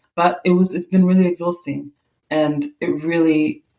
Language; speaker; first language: English; native; English